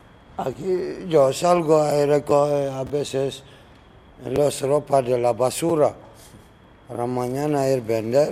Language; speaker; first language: Spanish; non-native, learner; Arabic